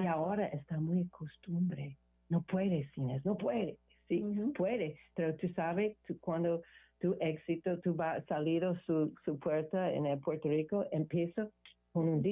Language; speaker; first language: Spanish; non-native, learner; English